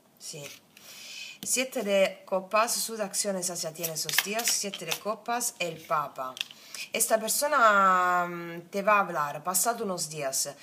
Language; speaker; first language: Spanish; non-native, fluent; Italian